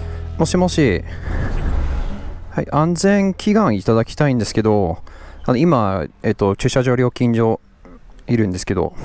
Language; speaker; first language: Japanese; non-native, fluent; English